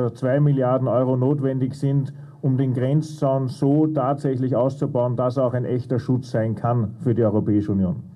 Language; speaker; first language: German; native; German